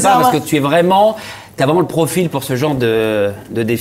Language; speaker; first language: French; native; French